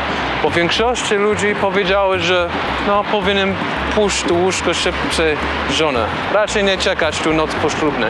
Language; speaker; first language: Polish; non-native, learner; English